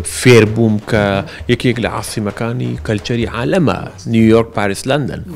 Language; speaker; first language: Central Kurdish; early bilingual, heritage; Central Kurdish